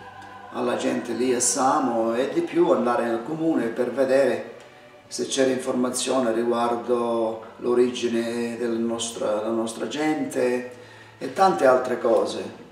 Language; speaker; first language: Italian; early bilingual, heritage; Italian